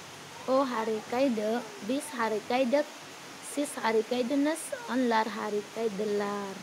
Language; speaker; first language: Turkish; non-native, learner; Indonesian